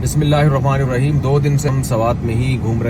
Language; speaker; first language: Urdu; native; Urdu